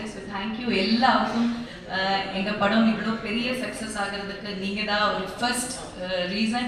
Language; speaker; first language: Tamil; non-native, local second language; Malayalam